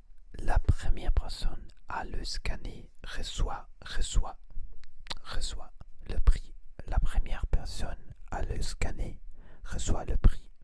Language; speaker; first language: French; non-native, learner; Spanish